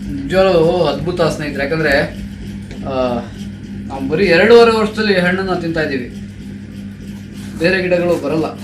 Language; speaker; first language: Kannada; native; Kannada